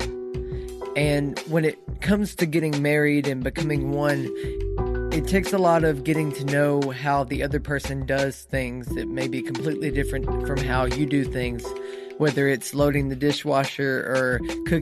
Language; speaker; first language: English; native; English